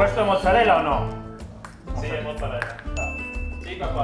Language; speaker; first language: Italian; non-native, fluent; Spanish